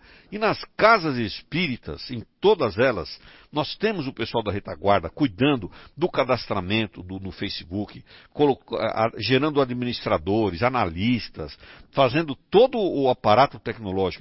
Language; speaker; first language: Portuguese; native; Portuguese